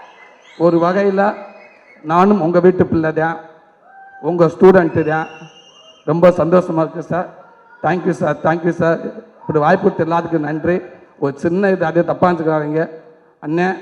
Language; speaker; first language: Tamil; native; Tamil